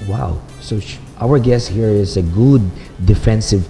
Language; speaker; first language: English; non-native, local second language; Filipino